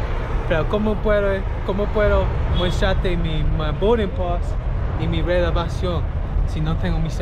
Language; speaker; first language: Spanish; non-native, learner; English